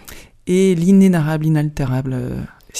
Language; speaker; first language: French; native; French